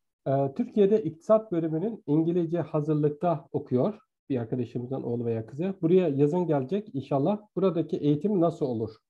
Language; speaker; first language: Turkish; native; Turkish